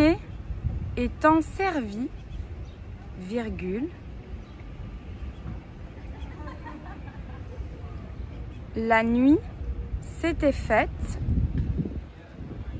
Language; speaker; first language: French; native; French